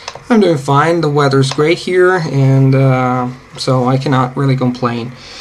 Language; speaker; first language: English; non-native, fluent; Italian